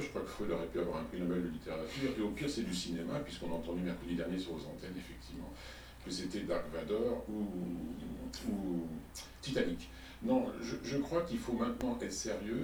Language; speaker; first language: French; native; French